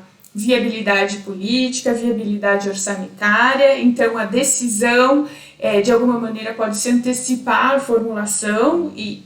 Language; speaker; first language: Portuguese; native; Portuguese